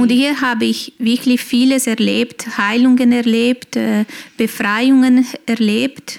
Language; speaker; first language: German; non-native, fluent; Portuguese